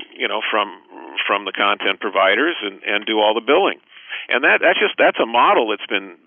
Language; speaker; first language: English; native; English